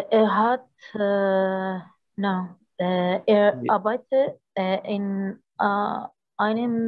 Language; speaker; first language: German; non-native, learner; Arabic